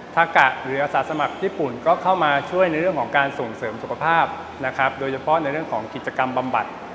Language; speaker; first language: Thai; native; Thai